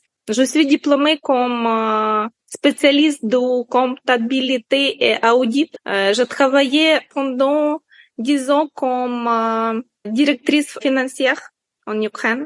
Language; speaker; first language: French; non-native, learner; Ukrainian